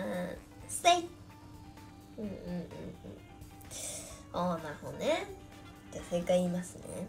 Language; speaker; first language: Japanese; native; Japanese